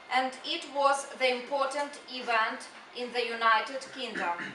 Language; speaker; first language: English; non-native, fluent; Ukrainian